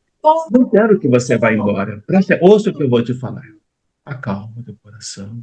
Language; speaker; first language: Portuguese; native; Portuguese